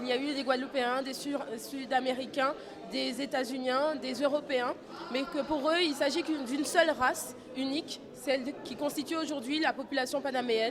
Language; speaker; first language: French; native; French